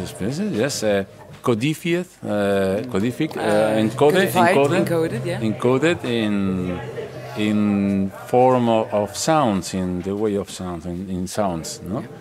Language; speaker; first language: English; non-native, learner; Spanish